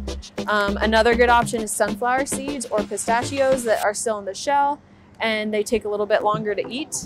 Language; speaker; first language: English; native; English